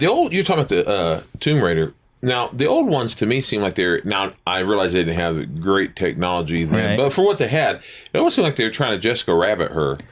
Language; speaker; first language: English; native; English